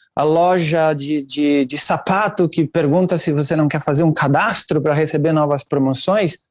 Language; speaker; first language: Portuguese; non-native, fluent; Italian